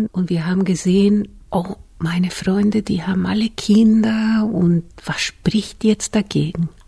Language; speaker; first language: German; non-native, fluent; Spanish